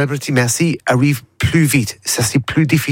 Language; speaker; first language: French; non-native, learner; English